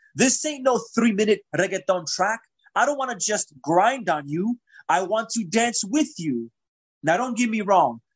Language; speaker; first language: English; early bilingual, other home language; Spanish